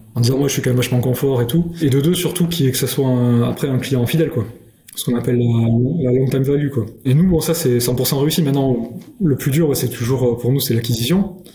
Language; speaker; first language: French; native; French